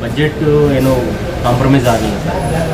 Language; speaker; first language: Kannada; non-native, fluent; Telugu